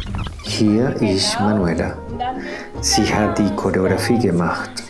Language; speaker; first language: German; non-native, learner; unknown